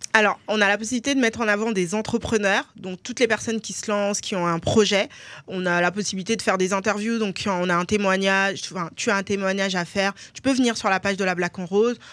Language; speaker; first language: French; early bilingual, other home language; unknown